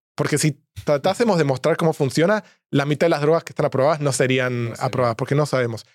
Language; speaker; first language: Spanish; native; Spanish